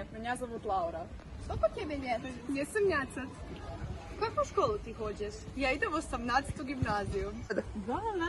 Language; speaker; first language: Russian; non-native, learner; Croatian